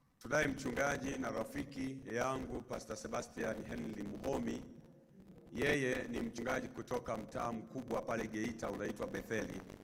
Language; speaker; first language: Swahili; native; Swahili